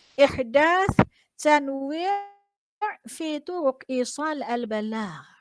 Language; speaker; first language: Arabic; non-native, fluent; Malay